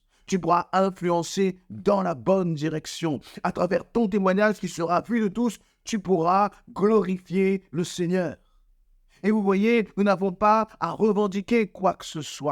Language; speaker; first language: French; native; French